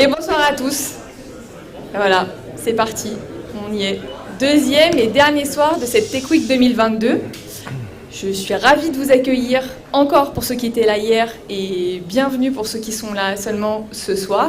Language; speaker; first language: French; native; French